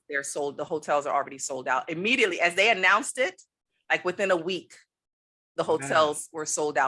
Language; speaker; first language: English; native; English